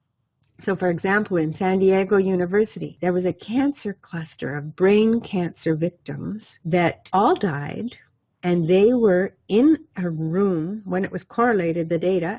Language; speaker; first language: English; native; English